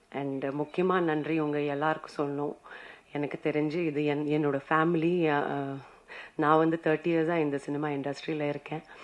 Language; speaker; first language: Tamil; non-native, fluent; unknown